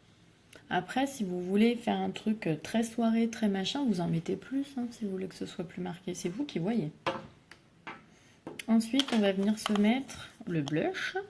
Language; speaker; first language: French; native; French